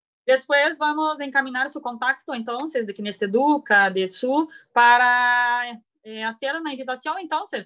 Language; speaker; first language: Spanish; non-native, learner; Portuguese